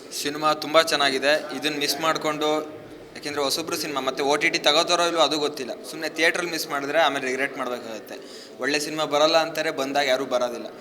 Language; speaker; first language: Kannada; native; Kannada